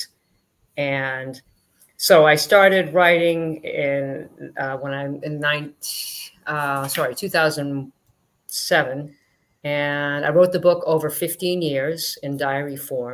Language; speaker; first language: English; native; English